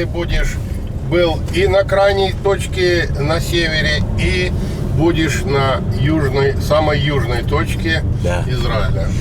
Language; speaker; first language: Russian; native; Russian